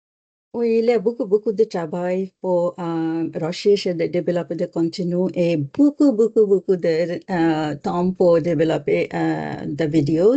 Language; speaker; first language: French; non-native, learner; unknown